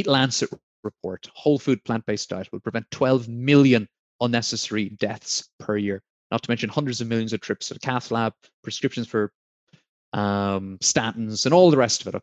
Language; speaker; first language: English; native; English